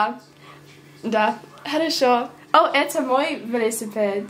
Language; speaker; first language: Russian; non-native, learner; English